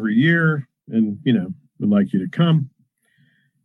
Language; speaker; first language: English; native; English